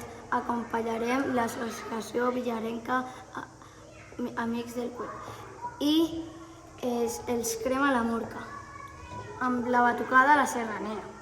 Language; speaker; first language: Catalan; non-native, local second language; Spanish